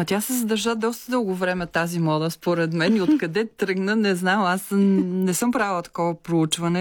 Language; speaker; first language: Bulgarian; native; Bulgarian